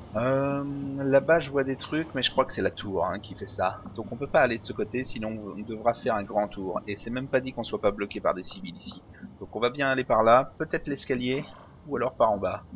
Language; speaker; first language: French; native; French